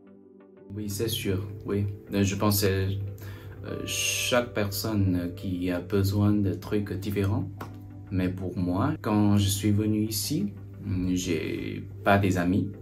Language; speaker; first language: French; non-native, learner; Chinese